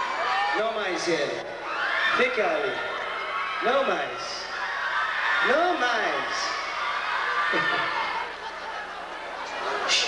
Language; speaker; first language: Portuguese; non-native, learner; English